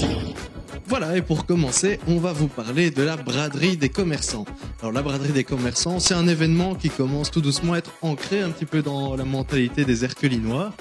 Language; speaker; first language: French; native; French